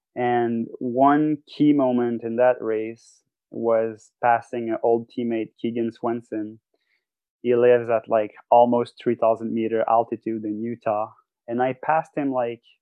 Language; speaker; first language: English; non-native, fluent; French